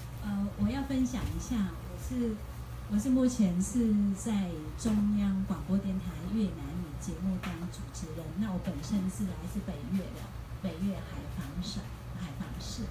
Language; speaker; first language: Chinese; non-native, fluent; Vietnamese